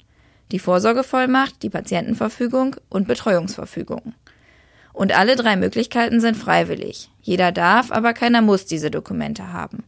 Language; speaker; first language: German; native; German